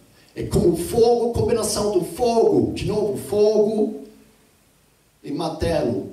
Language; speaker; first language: Portuguese; non-native, fluent; English